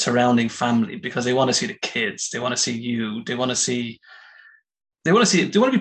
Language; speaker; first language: English; native; English